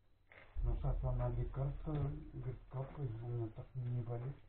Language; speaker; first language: Russian; native; Russian